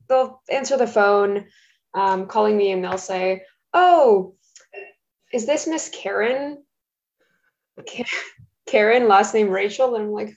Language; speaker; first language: English; early bilingual, other home language; Russian